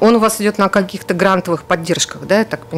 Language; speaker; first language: Russian; native; Russian